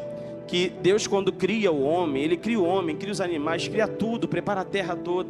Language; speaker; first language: Portuguese; native; Portuguese